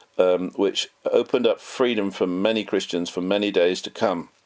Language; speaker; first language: English; native; English